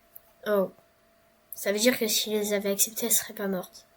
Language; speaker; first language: French; native; French